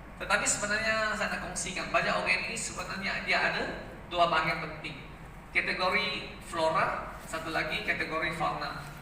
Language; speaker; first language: Malay; native; Malay